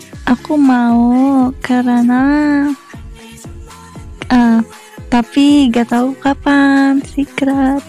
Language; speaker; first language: Indonesian; non-native, learner; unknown